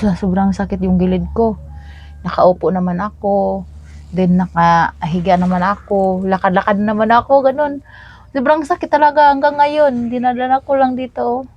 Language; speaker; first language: Filipino; non-native, local second language; Cebuano